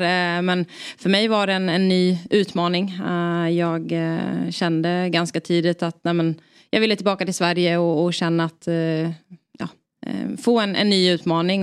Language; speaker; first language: Swedish; native; Swedish